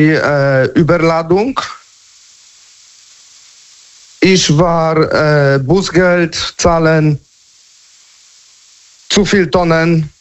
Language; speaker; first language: German; non-native, learner; Polish